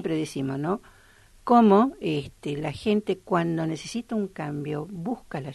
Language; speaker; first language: Spanish; native; Spanish